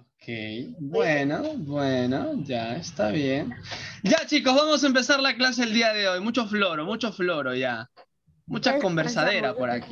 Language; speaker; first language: Spanish; native; Spanish